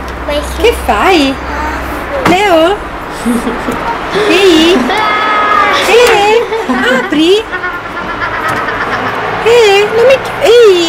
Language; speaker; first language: Italian; native; Italian